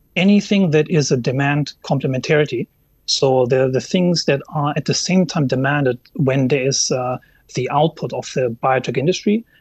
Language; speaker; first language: English; non-native, fluent; German